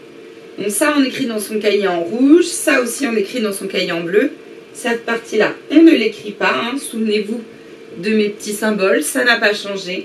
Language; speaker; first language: French; native; French